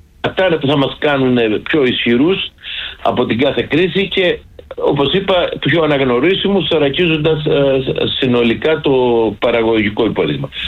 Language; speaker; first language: Greek; native; Greek